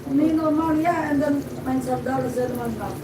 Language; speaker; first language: Dutch; non-native, learner; Filipino